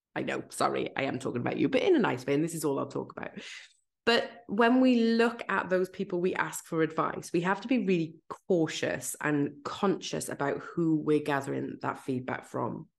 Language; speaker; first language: English; native; English